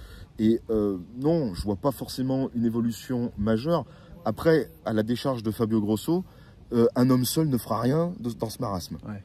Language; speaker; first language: French; native; French